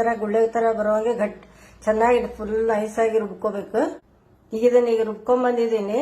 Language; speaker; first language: Kannada; native; Kannada